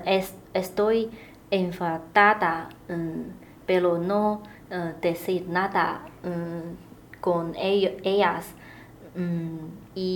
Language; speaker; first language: Spanish; non-native, learner; Chinese